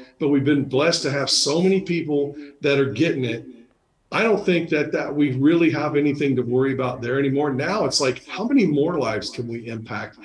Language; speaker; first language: English; native; English